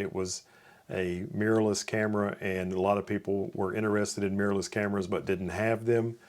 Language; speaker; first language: English; native; English